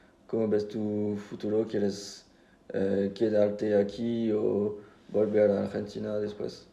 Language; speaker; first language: Spanish; non-native, fluent; French